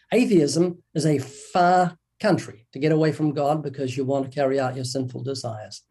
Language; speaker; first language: English; native; English